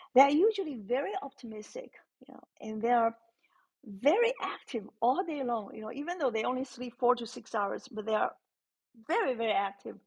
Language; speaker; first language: English; non-native, fluent; Chinese